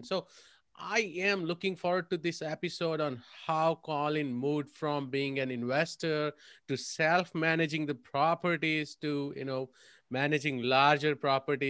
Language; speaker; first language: English; non-native, local second language; Gujarati